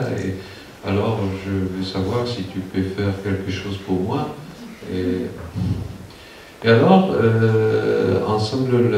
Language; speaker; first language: French; non-native, fluent; Spanish